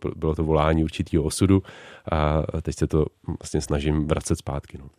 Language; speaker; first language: Czech; native; Czech